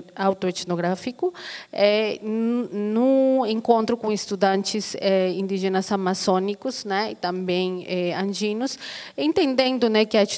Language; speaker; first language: Portuguese; non-native, fluent; Aymara